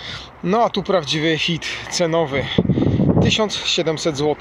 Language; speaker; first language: Polish; native; Polish